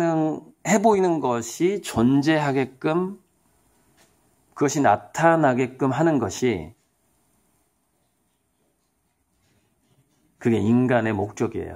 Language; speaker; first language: Korean; native; Korean